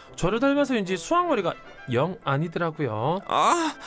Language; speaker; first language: Korean; native; Korean